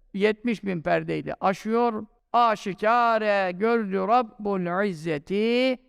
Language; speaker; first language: Turkish; native; Turkish